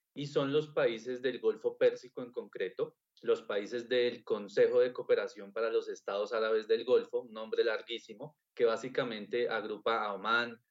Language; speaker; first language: Spanish; native; Spanish